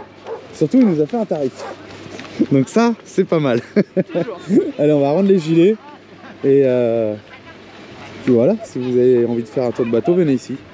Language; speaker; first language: French; native; French